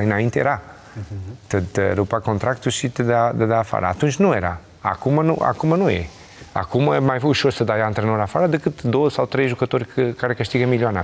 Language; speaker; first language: Romanian; non-native, learner; Portuguese